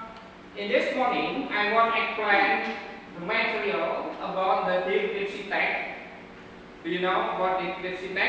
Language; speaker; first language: English; non-native, learner; Indonesian